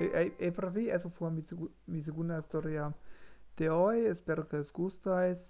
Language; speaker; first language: Portuguese; non-native, learner; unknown